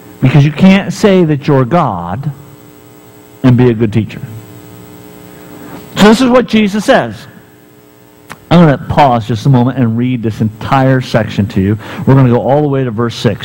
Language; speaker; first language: English; native; English